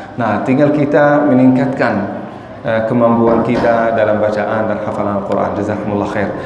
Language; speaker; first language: Indonesian; non-native, fluent; Arabic